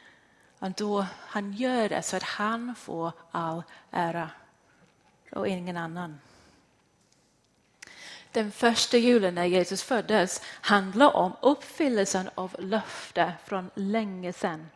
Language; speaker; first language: Swedish; non-native, fluent; English